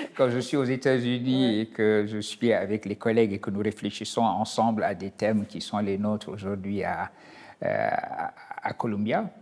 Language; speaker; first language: French; non-native, local second language; Wolof